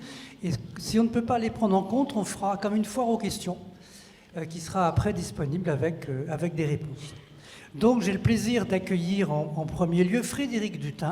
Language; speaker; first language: French; native; French